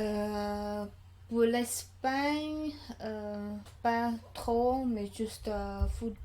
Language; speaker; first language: French; non-native, learner; Khmer